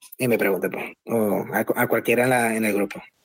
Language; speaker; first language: Spanish; native; Spanish